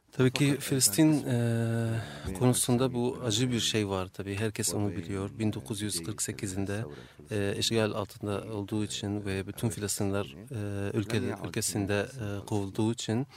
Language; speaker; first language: Turkish; non-native, fluent; Arabic